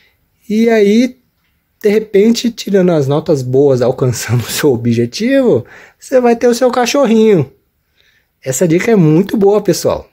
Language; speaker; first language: Portuguese; native; Portuguese